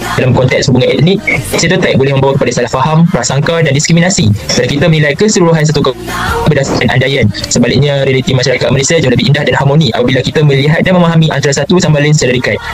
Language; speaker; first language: Malay; native; Malay